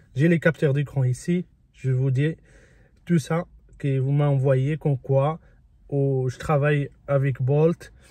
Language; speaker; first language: French; early bilingual, other home language; Spanish